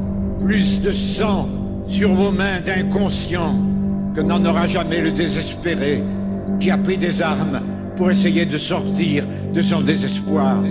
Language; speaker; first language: French; native; French